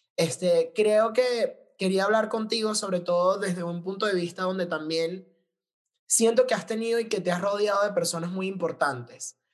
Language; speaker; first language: Spanish; native; Spanish